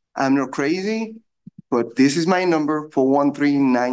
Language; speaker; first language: English; non-native, fluent; Spanish